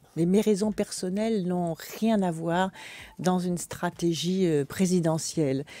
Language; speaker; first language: French; native; French